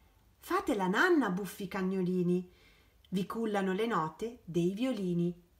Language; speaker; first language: Italian; native; Italian